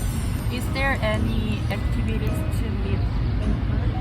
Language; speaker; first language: English; non-native, learner; Korean